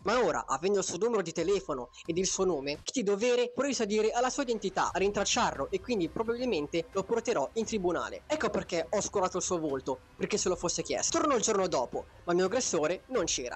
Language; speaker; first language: Italian; native; Italian